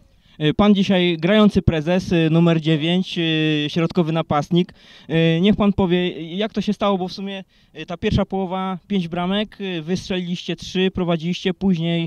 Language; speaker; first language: Polish; native; Polish